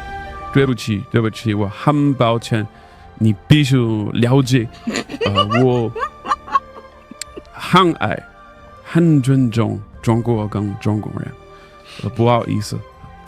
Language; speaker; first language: Chinese; non-native, learner; English